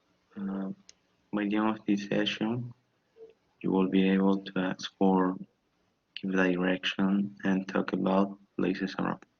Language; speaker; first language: English; non-native, learner; Spanish